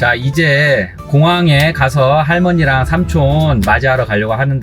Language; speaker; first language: Korean; native; Korean